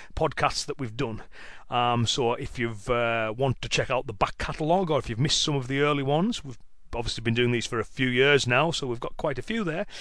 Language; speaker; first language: English; native; English